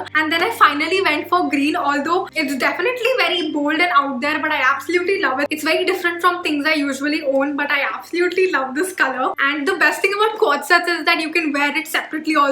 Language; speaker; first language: English; non-native, local second language; Hindi